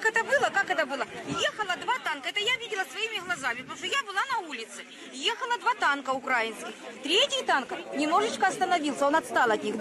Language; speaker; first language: Russian; native; Russian